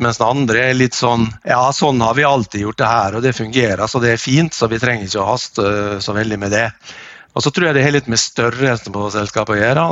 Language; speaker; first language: Norwegian; native; Norwegian